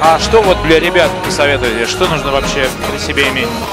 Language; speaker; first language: Russian; native; Russian